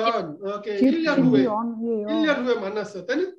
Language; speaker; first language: Korean; non-native, learner; Bangla